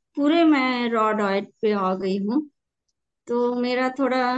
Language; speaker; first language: Hindi; native; Hindi